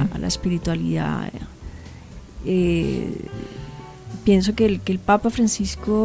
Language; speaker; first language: Spanish; native; Spanish